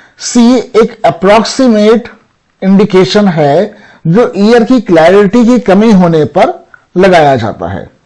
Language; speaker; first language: Hindi; native; Hindi